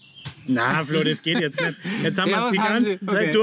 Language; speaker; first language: German; native; German